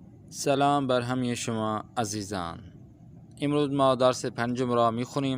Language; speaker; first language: Persian; non-native, fluent; Urdu